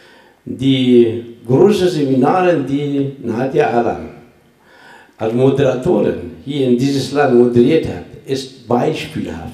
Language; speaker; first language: German; non-native, fluent; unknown